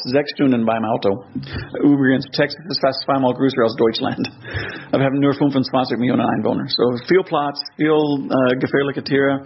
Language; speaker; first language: German; non-native, fluent; English